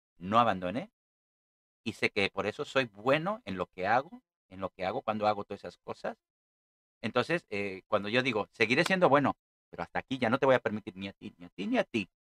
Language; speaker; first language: Spanish; native; Spanish